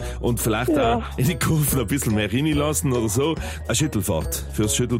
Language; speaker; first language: German; native; German